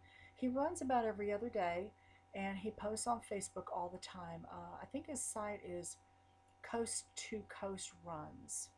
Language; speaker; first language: English; native; English